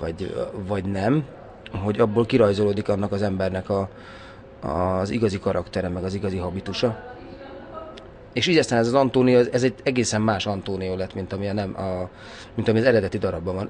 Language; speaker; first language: Hungarian; native; Hungarian